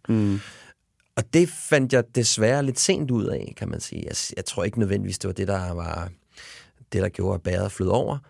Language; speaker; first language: Danish; native; Danish